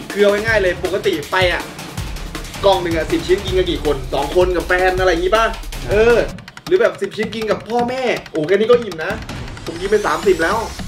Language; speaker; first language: Thai; native; Thai